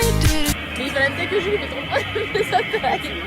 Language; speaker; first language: French; native; French